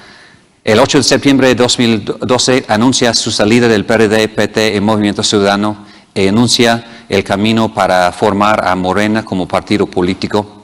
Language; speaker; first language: Spanish; non-native, fluent; English